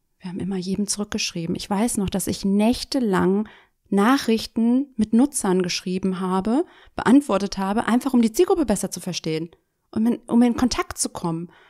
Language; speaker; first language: German; native; German